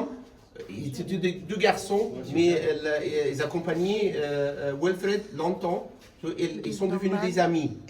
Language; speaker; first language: French; non-native, fluent; Arabic